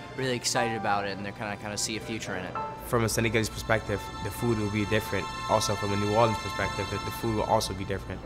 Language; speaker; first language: English; non-native, fluent; Wolof